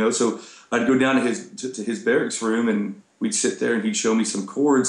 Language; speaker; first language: English; native; English